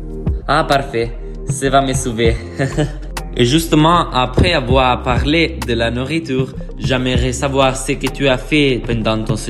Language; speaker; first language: French; non-native, learner; Italian